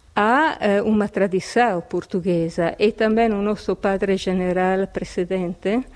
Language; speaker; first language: Portuguese; non-native, fluent; Italian